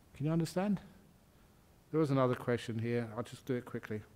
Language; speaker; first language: English; native; English